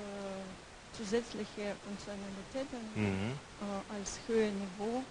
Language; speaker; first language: German; non-native, learner; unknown